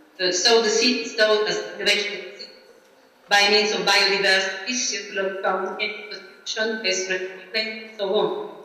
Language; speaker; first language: English; non-native, learner; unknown